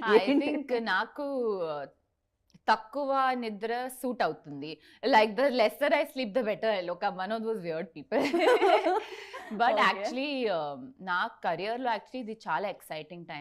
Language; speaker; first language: Telugu; non-native, learner; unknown